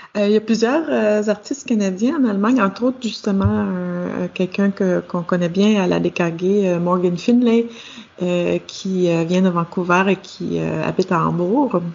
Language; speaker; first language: French; native; French